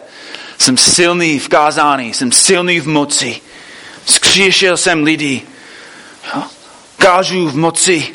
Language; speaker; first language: Czech; non-native, fluent; English